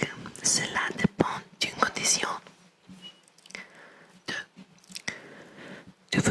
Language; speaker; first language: French; non-native, learner; English